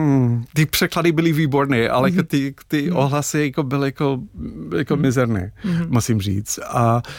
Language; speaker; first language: Czech; non-native, fluent; English